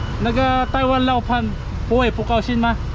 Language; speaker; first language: Chinese; non-native, learner; Filipino